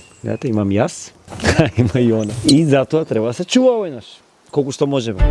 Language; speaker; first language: Macedonian; native; Macedonian